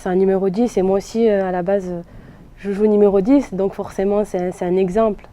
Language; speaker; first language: French; native; French